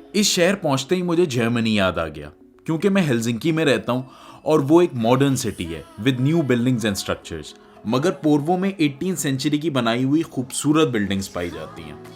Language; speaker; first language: Urdu; native; Urdu